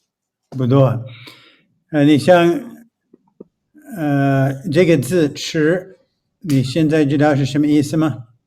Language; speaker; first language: Chinese; non-native, fluent; English